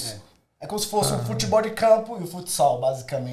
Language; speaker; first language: Portuguese; native; Portuguese